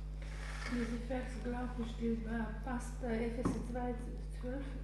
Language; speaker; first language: German; non-native, learner; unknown